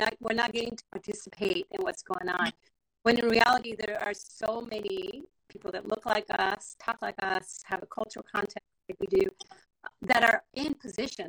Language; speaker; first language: English; non-native, fluent; Spanish